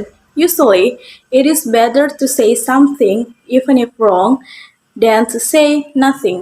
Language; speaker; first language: English; non-native, learner; Indonesian